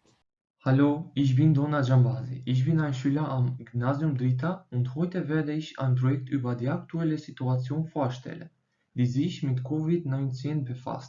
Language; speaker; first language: German; non-native, fluent; Albanian